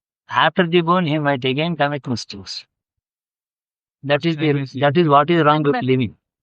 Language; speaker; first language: English; non-native, local second language; Telugu